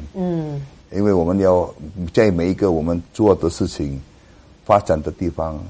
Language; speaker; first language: Chinese; non-native, learner; Indonesian